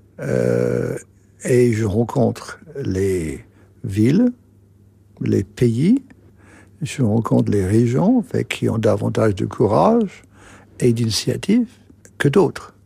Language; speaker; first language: French; non-native, fluent; English